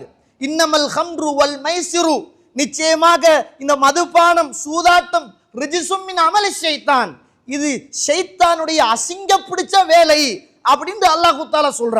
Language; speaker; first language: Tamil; native; Tamil